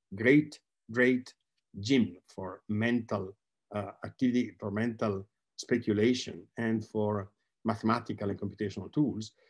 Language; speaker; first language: English; non-native, fluent; Italian